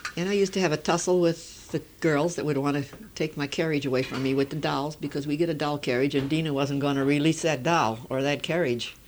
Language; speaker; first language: English; early bilingual, other home language; Dutch